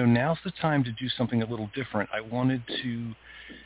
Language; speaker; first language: English; native; English